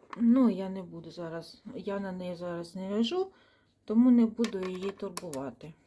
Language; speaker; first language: Ukrainian; non-native, local second language; Russian